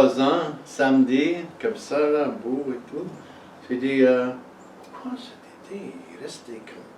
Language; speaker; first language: French; non-native, fluent; English